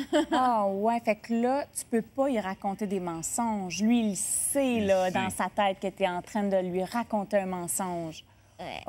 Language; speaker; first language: French; native; French